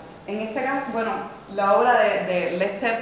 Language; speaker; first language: Spanish; native; Spanish